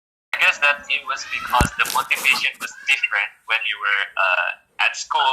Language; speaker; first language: English; non-native, fluent; Indonesian